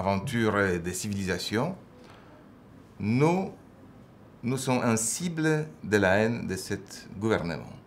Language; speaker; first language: French; non-native, fluent; Polish